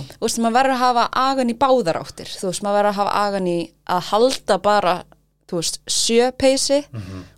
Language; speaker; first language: Icelandic; early bilingual, other home language; Thai